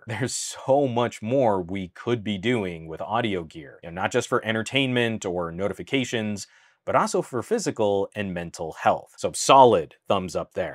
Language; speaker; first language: English; native; English